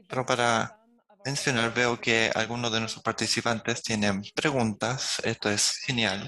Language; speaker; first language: Spanish; non-native, fluent; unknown